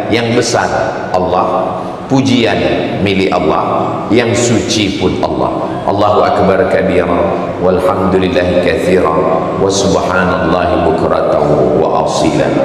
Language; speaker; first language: Malay; native; Malay